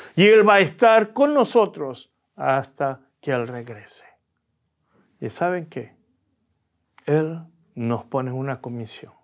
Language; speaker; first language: Spanish; early bilingual, other home language; Korean